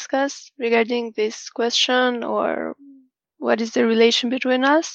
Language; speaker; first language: English; non-native, fluent; Albanian